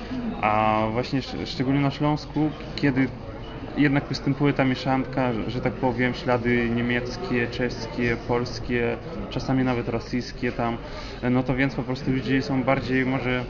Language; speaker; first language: Polish; non-native, fluent; Russian